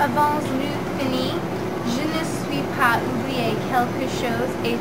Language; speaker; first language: French; non-native, learner; English